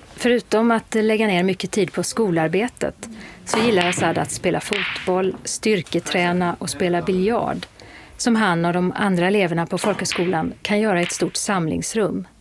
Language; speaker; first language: Swedish; native; Swedish